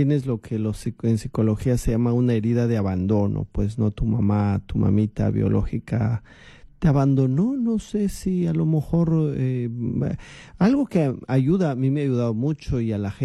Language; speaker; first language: Spanish; native; Spanish